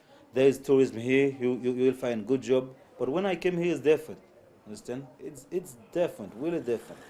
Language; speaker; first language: English; non-native, fluent; Haitian Creole